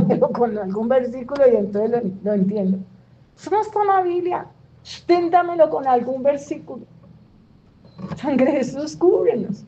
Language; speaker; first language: Spanish; native; Spanish